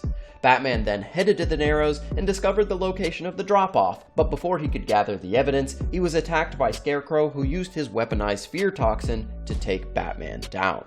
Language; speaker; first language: English; native; English